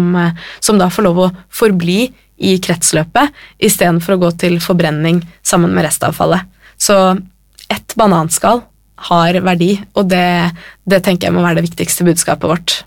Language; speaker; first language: Norwegian; native; Norwegian